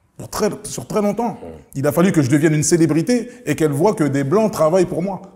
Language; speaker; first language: French; early bilingual, other home language; Lingala